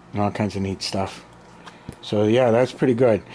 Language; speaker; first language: English; native; English